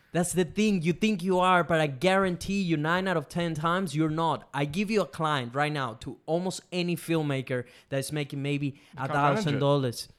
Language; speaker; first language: English; non-native, fluent; Spanish